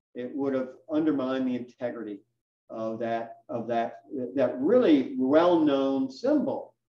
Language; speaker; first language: English; native; English